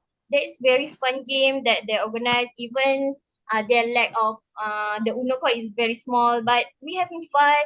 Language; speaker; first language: English; non-native, local second language; Malay